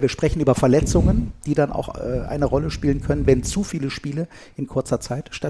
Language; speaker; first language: German; native; German